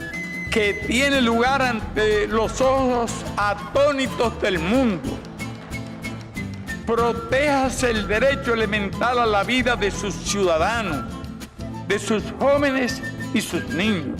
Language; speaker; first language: Spanish; native; Spanish